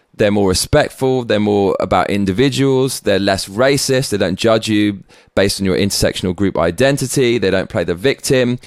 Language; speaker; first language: English; native; English